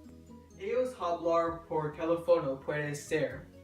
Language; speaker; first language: Spanish; non-native, learner; English